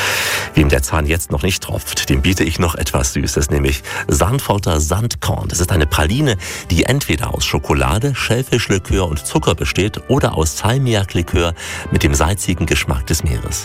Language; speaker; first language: German; native; German